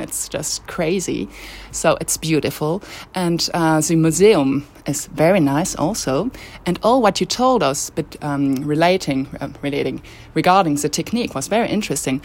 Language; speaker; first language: English; non-native, fluent; French